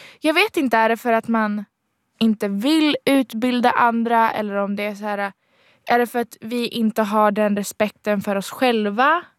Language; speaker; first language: Swedish; native; Swedish